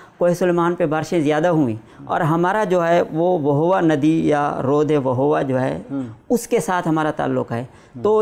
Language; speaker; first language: Urdu; non-native, local second language; Saraiki